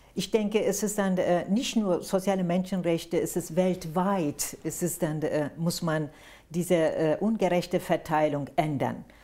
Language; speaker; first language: German; non-native, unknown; Turkish